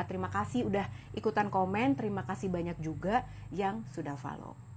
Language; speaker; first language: Indonesian; native; Indonesian